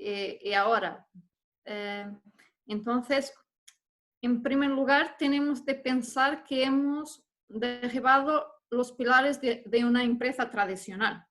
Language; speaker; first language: Spanish; non-native, fluent; Portuguese